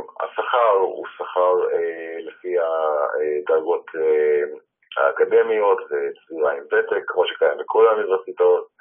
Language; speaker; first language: Hebrew; native; Hebrew